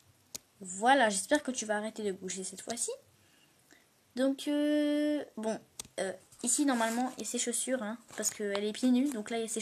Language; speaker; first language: French; native; French